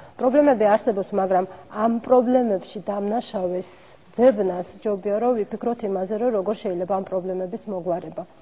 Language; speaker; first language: Georgian; non-native, local second language; Azerbaijani